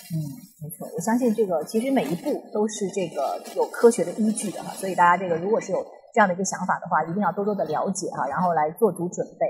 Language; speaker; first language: Chinese; native; Chinese